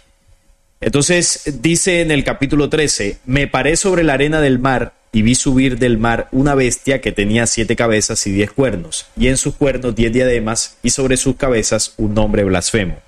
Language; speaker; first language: Spanish; native; Spanish